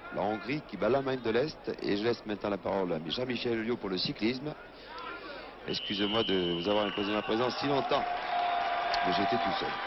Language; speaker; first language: French; native; French